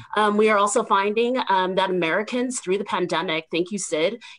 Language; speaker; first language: English; native; English